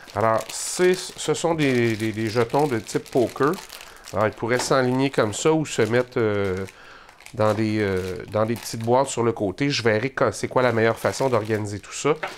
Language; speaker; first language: French; native; French